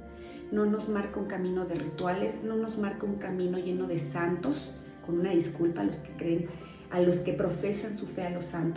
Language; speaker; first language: Spanish; native; Spanish